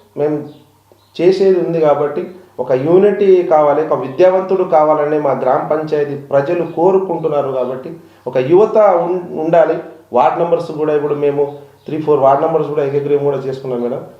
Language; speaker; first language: Telugu; non-native, local second language; Lambadi